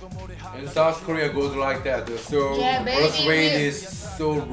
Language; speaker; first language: English; non-native, learner; Korean